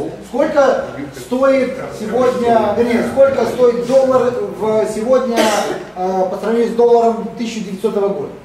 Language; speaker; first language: Russian; native; Russian